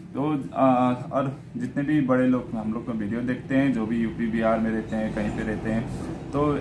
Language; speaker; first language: Hindi; non-native, local second language; Nepali